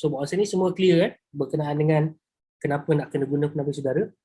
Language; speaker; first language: Malay; native; Malay